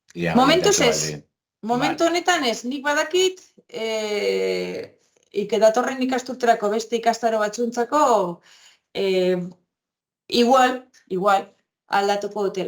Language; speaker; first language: Basque; native; Basque